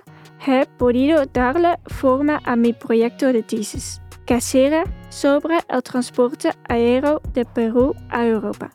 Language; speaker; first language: Spanish; non-native, fluent; Dutch